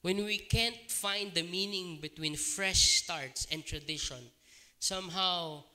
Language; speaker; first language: English; non-native, local second language; Filipino